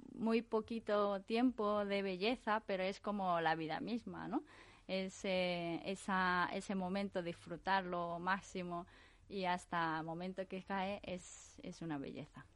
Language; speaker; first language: Spanish; non-native, fluent; Japanese